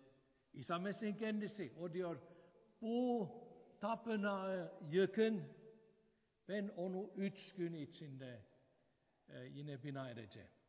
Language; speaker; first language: Turkish; non-native, fluent; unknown